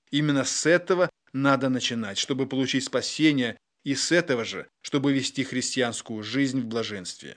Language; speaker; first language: Russian; native; Russian